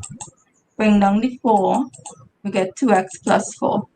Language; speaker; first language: English; native; English